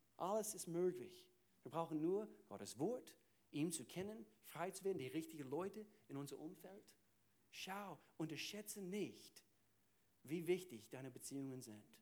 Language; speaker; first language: German; non-native, fluent; English